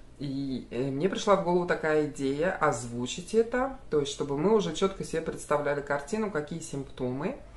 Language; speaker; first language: Russian; native; Russian